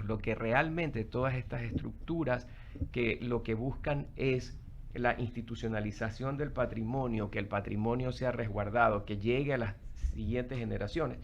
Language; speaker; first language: Spanish; native; Spanish